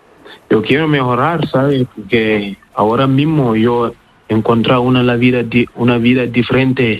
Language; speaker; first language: Spanish; non-native, learner; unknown